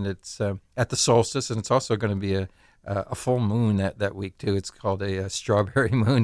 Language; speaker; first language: English; native; English